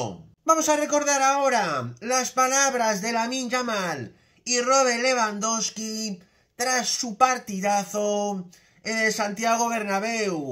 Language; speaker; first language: Spanish; native; Spanish